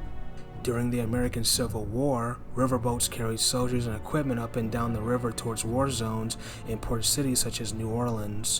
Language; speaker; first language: English; native; English